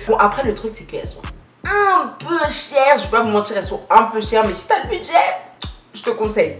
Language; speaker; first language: French; native; French